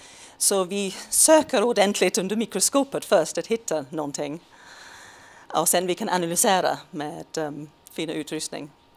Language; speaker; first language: Swedish; non-native, fluent; English